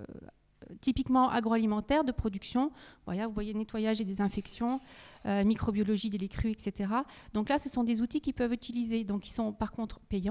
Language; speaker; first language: French; native; French